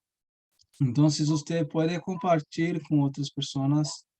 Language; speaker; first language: Spanish; non-native, learner; Portuguese